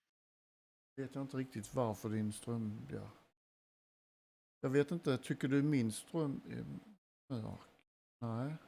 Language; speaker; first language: Swedish; native; Swedish